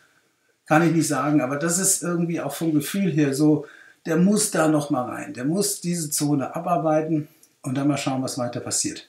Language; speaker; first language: German; native; German